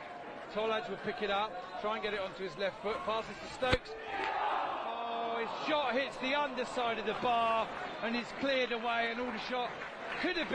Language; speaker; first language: English; native; English